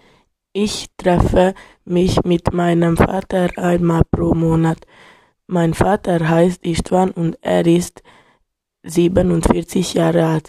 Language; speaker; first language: German; non-native, learner; Hungarian